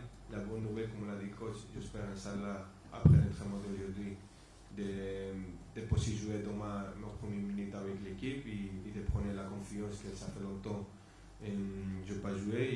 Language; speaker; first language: French; non-native, fluent; Spanish